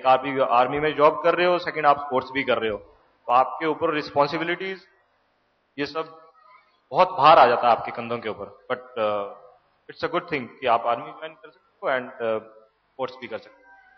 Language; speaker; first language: Hindi; native; Hindi